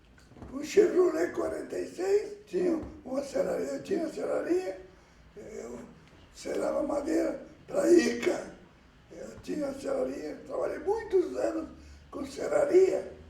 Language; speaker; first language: Portuguese; early bilingual, other home language; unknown